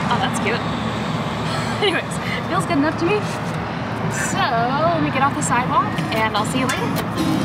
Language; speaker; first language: English; native; English